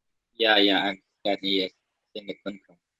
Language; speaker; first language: English; non-native, learner; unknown